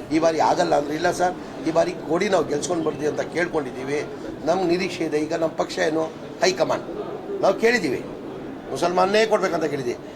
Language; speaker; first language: Kannada; non-native, local second language; Urdu